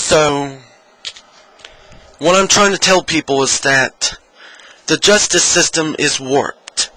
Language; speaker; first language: English; native; English